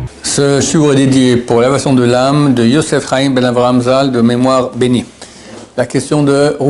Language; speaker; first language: French; native; French